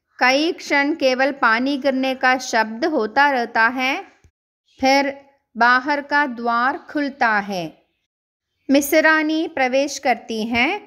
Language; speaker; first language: Hindi; non-native, local second language; Malayalam